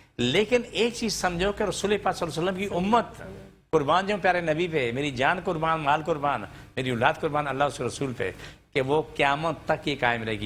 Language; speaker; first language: Urdu; non-native, local second language; Punjabi